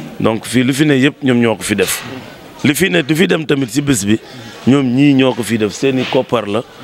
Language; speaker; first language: Wolof; native; Wolof